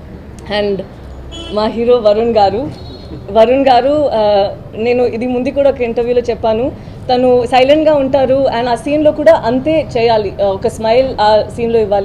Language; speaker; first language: Telugu; non-native, learner; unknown